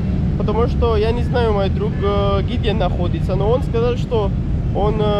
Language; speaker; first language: Russian; non-native, learner; Pashto